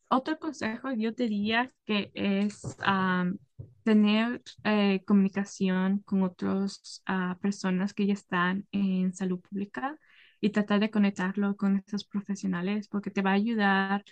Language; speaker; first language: Spanish; early bilingual, heritage; Spanish